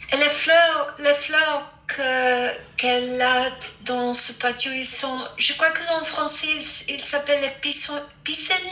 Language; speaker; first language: French; non-native, fluent; English